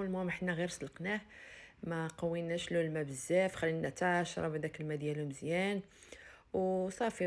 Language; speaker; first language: Arabic; native; Arabic